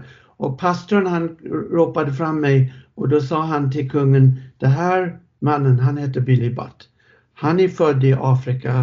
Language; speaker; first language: Swedish; non-native, fluent; English